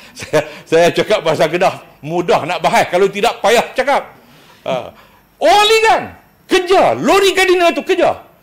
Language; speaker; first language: Malay; native; Malay